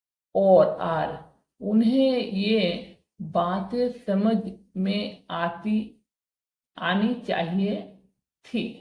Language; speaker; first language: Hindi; non-native, fluent; Bangla